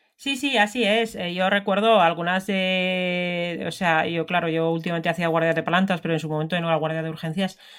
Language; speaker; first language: Spanish; non-native, fluent; Finnish